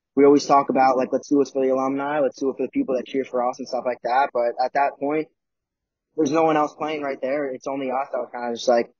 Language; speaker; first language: English; native; English